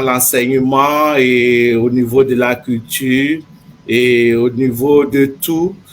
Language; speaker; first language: French; non-native, fluent; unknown